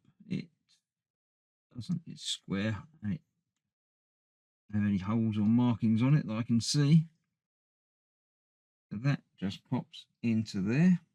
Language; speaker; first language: English; native; English